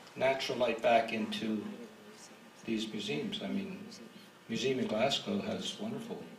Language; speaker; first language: English; native; English